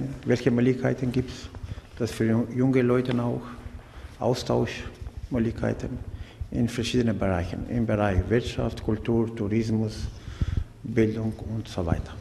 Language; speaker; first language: German; non-native, fluent; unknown